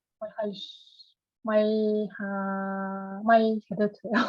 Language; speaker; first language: Korean; non-native, learner; Russian